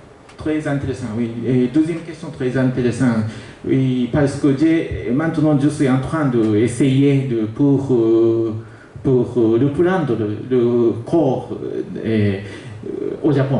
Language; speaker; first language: French; non-native, learner; Japanese